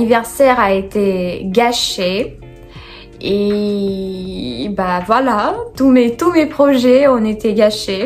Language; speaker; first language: French; non-native, fluent; Russian